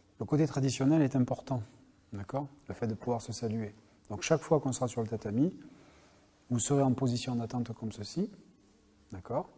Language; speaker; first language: French; native; French